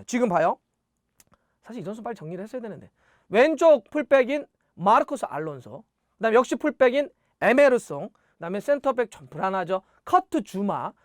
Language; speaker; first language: Korean; native; Korean